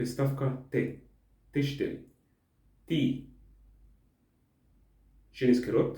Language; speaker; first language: Russian; non-native, learner; Arabic